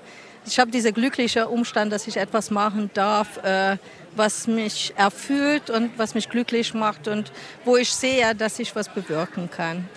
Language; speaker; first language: German; non-native, fluent; Hungarian